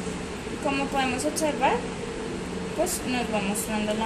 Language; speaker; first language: Spanish; native; Spanish